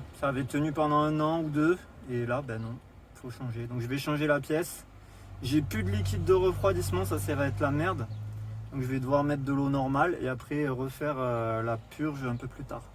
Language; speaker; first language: French; native; French